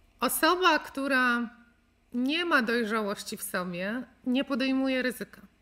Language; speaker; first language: Polish; native; Polish